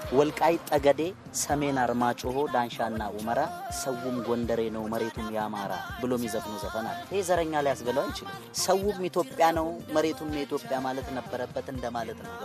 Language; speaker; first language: Amharic; non-native, local second language; Oromo